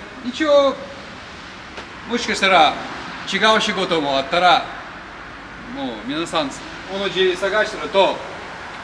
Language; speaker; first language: Japanese; non-native, fluent; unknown